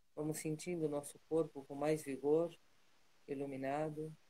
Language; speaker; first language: Portuguese; non-native, fluent; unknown